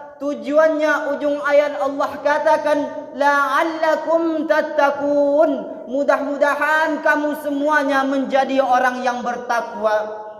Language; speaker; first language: Malay; non-native, local second language; Minangkabau